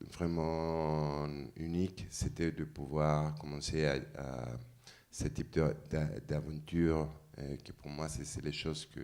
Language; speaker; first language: French; non-native, fluent; Spanish